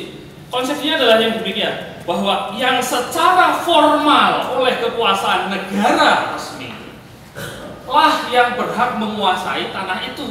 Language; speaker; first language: Indonesian; native; Indonesian